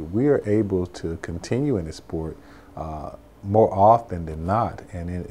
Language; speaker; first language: English; native; English